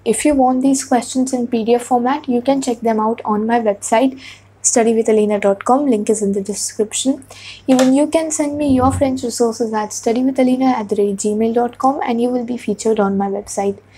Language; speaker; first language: English; non-native, local second language; Hindi